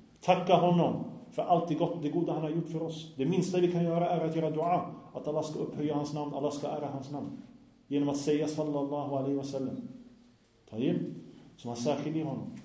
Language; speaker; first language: Swedish; non-native, fluent; Arabic